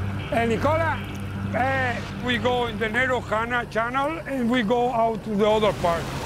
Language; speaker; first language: English; non-native, learner; Italian